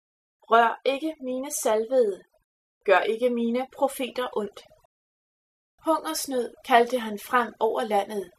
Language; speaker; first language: Danish; native; Danish